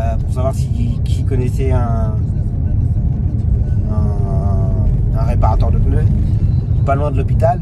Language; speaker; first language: French; native; French